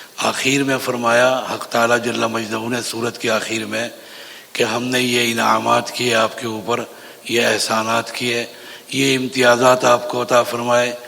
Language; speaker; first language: Urdu; native; Urdu